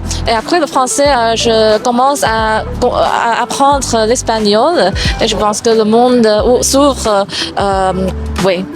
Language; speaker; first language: French; non-native, learner; Chinese